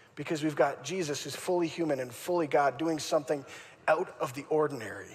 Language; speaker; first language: English; native; English